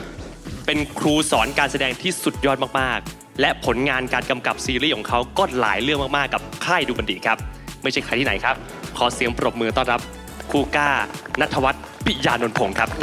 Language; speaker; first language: Thai; native; Thai